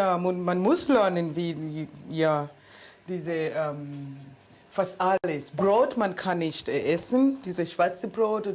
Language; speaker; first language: German; non-native, learner; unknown